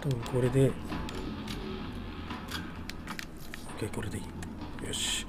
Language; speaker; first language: Japanese; native; Japanese